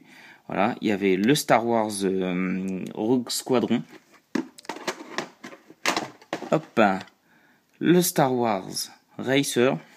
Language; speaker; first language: French; native; French